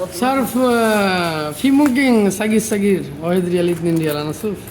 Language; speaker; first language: Arabic; non-native, learner; Bangla